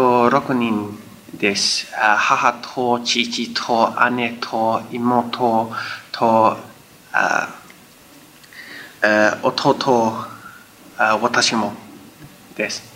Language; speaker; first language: Japanese; non-native, learner; English